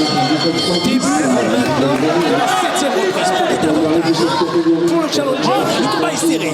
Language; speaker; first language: French; native; French